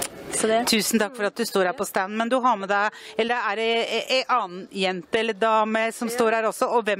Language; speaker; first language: Norwegian; native; Norwegian